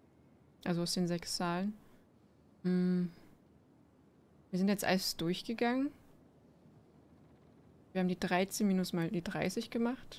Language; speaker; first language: German; native; German